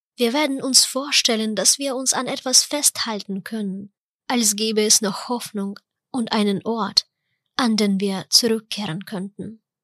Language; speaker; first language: German; non-native, fluent; Ukrainian